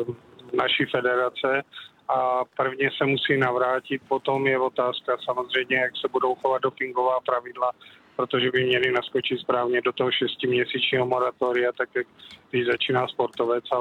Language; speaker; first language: Czech; native; Czech